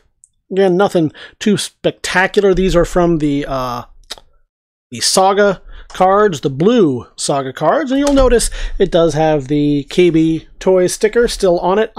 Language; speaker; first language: English; native; English